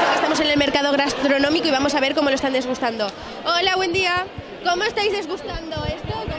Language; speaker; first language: Spanish; native; Spanish